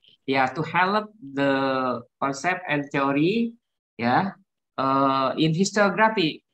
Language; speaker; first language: English; non-native, learner; Indonesian